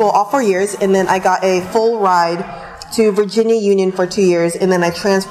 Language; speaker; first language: English; native; English